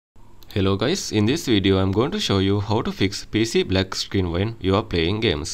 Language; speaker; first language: English; non-native, fluent; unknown